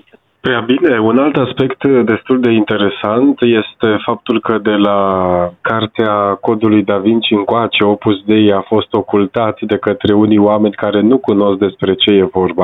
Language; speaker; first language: Romanian; native; Romanian